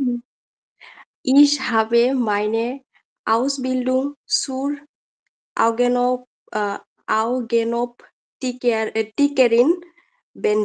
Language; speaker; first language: German; non-native, learner; Bangla